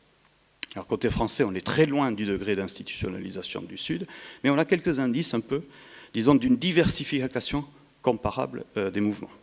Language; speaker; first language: French; native; French